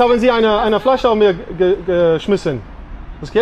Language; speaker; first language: German; non-native, learner; English